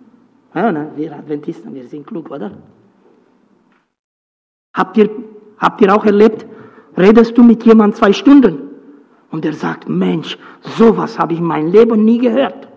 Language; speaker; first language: German; non-native, fluent; Romanian